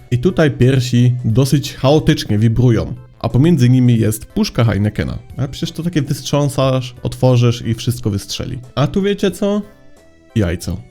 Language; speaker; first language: Polish; native; Polish